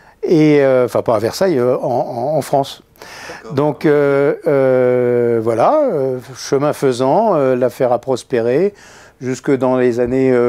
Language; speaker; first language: French; native; French